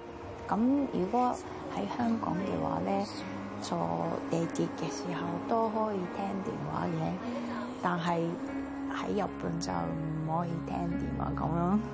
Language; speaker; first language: Cantonese; non-native, fluent; Japanese